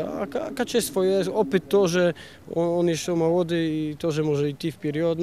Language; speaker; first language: Russian; non-native, learner; Polish